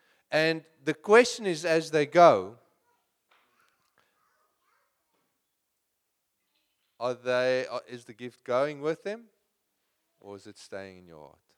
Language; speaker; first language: English; non-native, local second language; Afrikaans